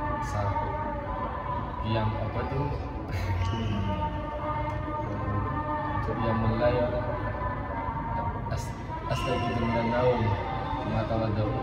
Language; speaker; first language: Arabic; non-native, learner; Indonesian